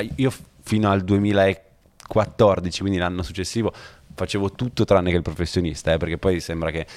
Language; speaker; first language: Italian; native; Italian